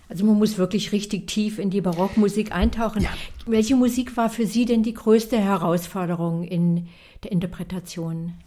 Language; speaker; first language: German; native; German